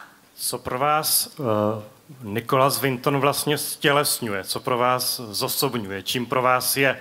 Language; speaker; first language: Czech; native; Czech